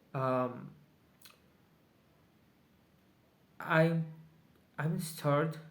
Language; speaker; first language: English; non-native, learner; Spanish